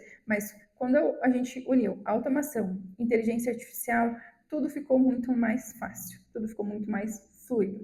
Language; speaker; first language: Portuguese; native; Portuguese